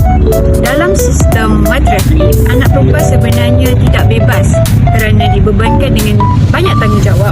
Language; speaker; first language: Malay; native; Malay